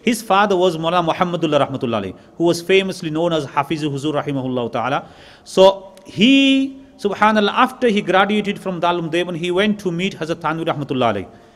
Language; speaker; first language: English; native; English